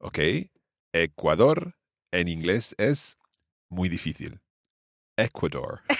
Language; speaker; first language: Spanish; non-native, fluent; English